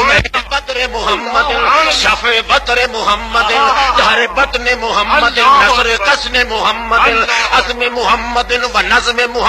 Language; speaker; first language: Arabic; non-native, fluent; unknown